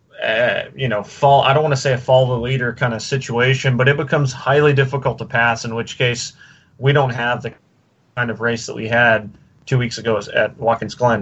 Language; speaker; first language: English; native; English